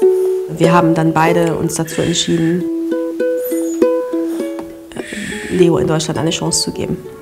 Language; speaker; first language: German; native; German